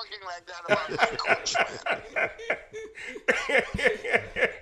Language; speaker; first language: English; non-native, local second language; Wolof